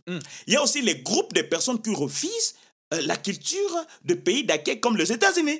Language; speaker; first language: French; non-native, local second language; Lingala